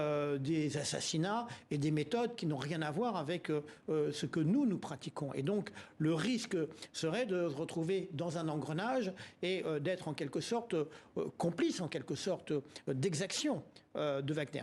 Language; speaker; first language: French; native; French